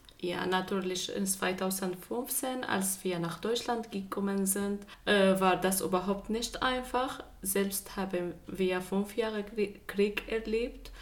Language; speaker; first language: German; non-native, fluent; Arabic